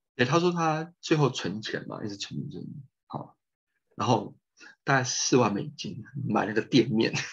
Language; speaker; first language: Chinese; native; Chinese